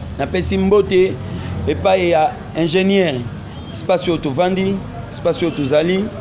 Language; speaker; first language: Lingala; native; Lingala